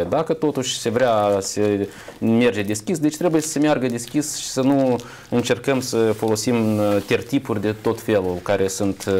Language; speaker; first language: Romanian; native; Romanian